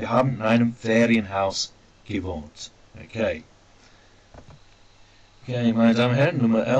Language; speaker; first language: German; non-native, fluent; English